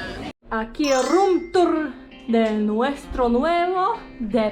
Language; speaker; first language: Spanish; non-native, fluent; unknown